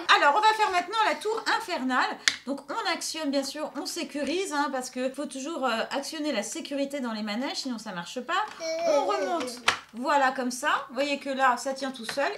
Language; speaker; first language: French; native; French